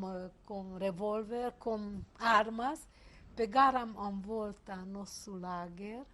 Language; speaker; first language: Portuguese; non-native, fluent; Hungarian